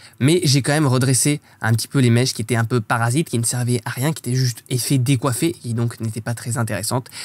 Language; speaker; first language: French; native; French